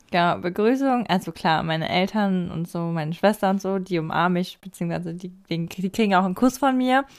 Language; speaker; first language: German; native; German